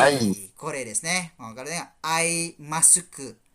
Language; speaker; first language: Japanese; non-native, fluent; Malay